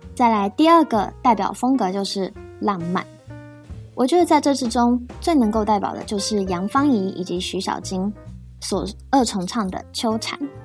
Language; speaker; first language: Chinese; native; Chinese